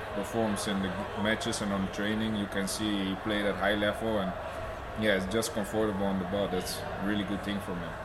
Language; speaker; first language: English; non-native, fluent; Dutch